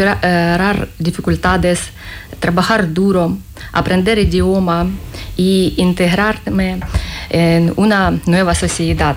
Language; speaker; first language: Spanish; non-native, learner; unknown